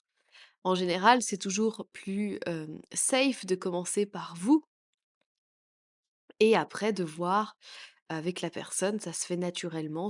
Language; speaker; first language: French; native; French